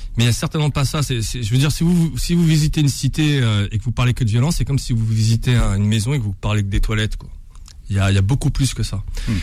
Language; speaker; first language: French; native; French